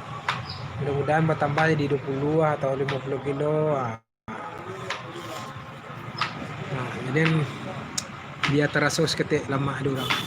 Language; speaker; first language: Indonesian; non-native, local second language; Minangkabau